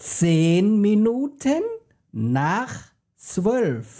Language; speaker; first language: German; non-native, fluent; Khmer